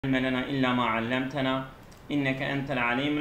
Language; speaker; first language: Arabic; non-native, fluent; Turkish